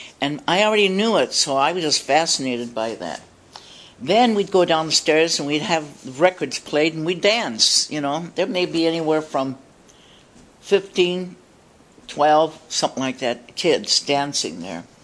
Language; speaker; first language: English; early bilingual, other home language; Spanish